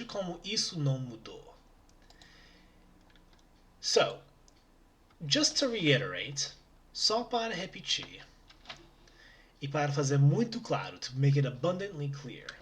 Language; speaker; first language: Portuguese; non-native, learner; English